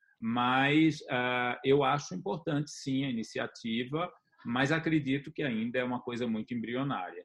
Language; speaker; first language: Portuguese; native; Portuguese